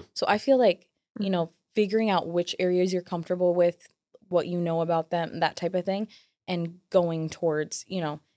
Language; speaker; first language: English; native; English